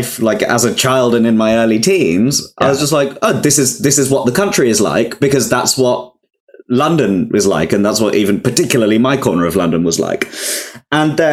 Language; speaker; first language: English; native; English